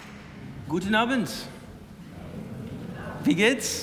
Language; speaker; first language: German; non-native, learner; English